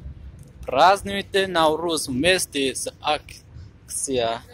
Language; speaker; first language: Russian; non-native, fluent; Tajik